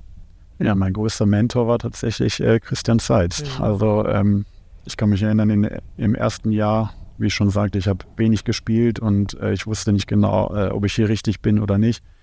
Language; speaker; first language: German; native; German